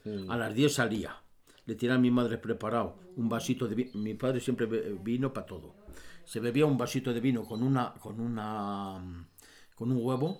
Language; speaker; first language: Spanish; native; Spanish